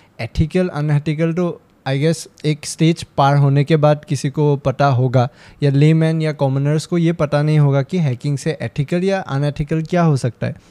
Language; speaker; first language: Hindi; non-native, local second language; Assamese